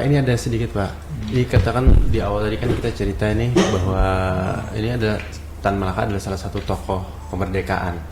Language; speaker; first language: Indonesian; non-native, local second language; Banjar